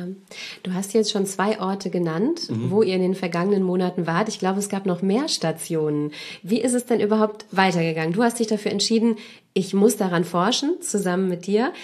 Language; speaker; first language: German; native; German